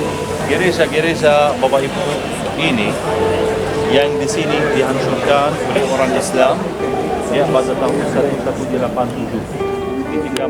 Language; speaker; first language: Indonesian; non-native, fluent; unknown